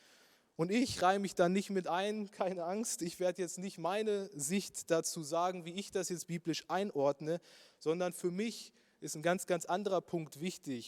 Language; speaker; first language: German; native; German